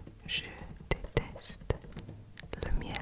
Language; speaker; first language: French; non-native, learner; English